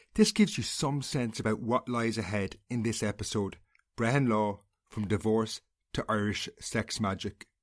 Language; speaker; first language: English; native; English